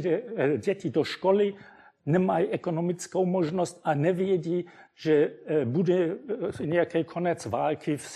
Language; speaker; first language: Czech; non-native, fluent; German